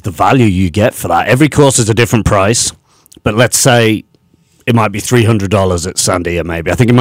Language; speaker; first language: English; native; English